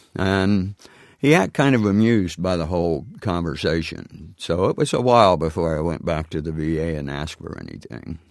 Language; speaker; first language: English; native; English